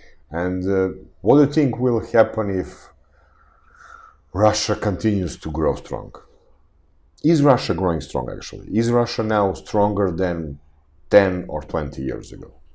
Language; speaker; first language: English; non-native, fluent; Serbian